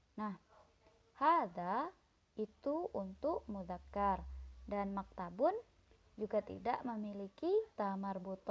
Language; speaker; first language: Indonesian; native; Indonesian